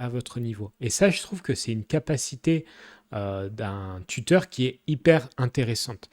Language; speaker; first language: French; native; French